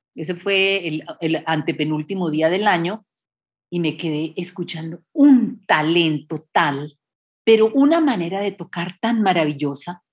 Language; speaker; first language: Spanish; native; Spanish